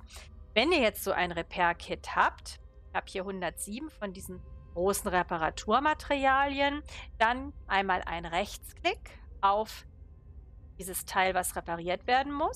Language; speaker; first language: German; native; German